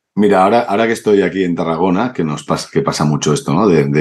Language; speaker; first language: Spanish; native; Spanish